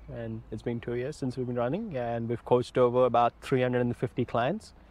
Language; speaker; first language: English; non-native, local second language; Hindi